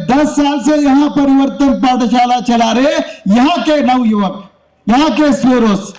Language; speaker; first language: Hindi; non-native, local second language; Telugu